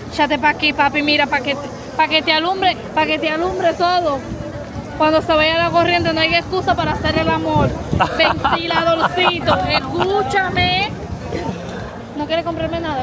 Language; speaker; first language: Spanish; native; Spanish